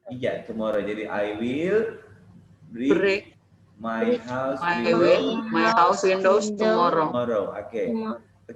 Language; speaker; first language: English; non-native, fluent; Indonesian